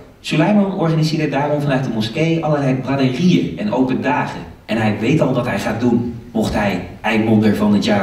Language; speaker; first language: Dutch; native; Dutch